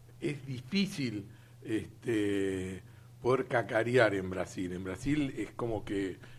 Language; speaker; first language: Spanish; native; Spanish